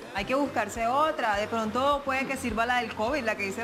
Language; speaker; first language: Spanish; native; Spanish